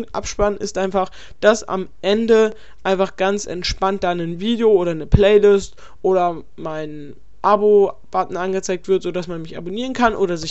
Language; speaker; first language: German; native; German